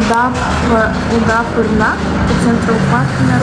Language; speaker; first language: Indonesian; non-native, learner; Russian